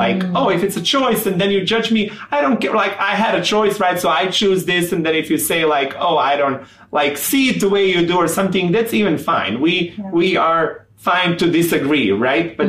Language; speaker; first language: English; non-native, fluent; Serbian